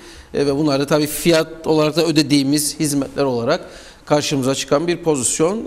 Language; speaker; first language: Turkish; native; Turkish